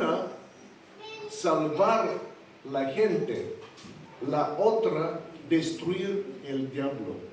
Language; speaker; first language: Spanish; non-native, fluent; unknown